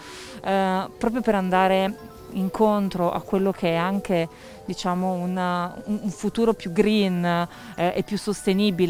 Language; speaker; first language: Italian; native; Italian